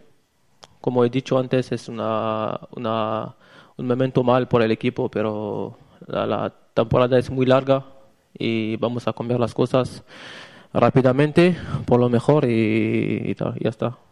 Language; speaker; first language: Spanish; non-native, learner; French